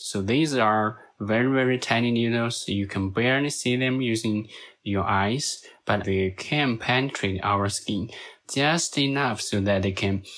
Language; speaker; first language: English; non-native, fluent; Chinese